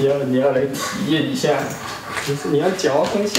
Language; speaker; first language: Chinese; native; Chinese